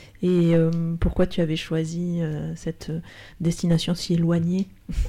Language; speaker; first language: French; native; French